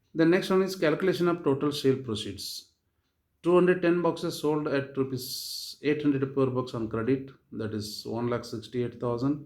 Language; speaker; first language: English; non-native, local second language; Kannada